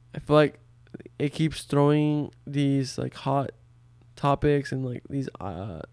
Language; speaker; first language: English; early bilingual, other home language; Spanish